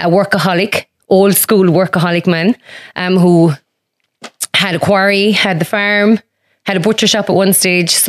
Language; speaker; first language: English; native; English